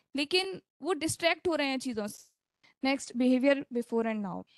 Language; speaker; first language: Hindi; native; Hindi